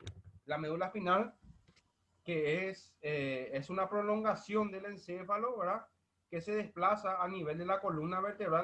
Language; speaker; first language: Spanish; native; Spanish